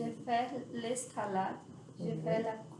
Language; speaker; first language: French; non-native, learner; Portuguese